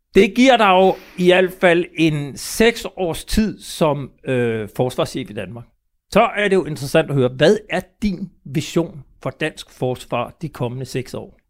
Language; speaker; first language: Danish; native; Danish